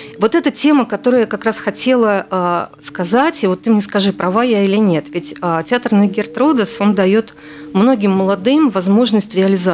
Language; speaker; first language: Russian; native; Russian